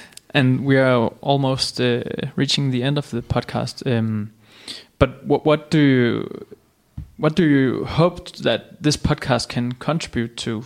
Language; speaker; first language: English; non-native, fluent; Danish